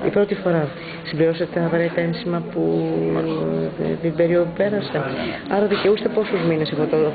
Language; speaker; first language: Greek; native; Greek